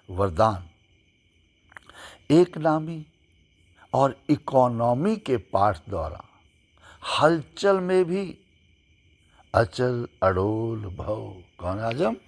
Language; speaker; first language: Hindi; native; Hindi